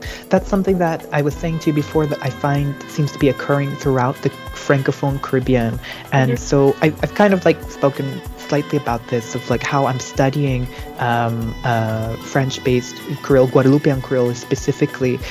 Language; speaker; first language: English; native; English